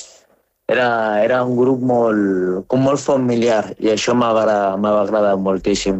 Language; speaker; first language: Catalan; non-native, fluent; Arabic